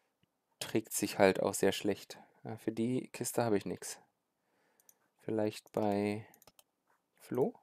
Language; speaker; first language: German; native; German